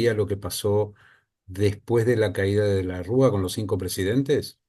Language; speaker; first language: Spanish; native; Spanish